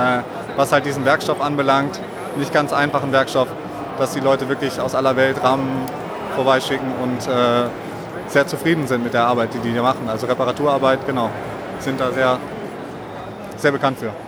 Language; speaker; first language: German; native; German